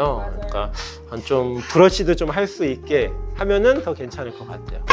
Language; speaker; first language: Korean; native; Korean